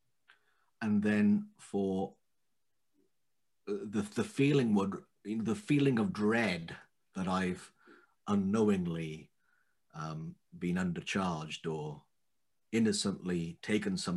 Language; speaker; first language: English; native; English